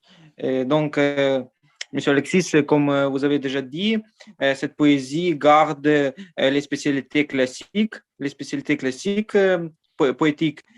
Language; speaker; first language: French; non-native, learner; Ukrainian